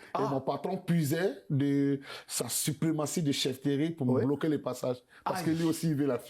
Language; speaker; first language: French; non-native, local second language; Bambara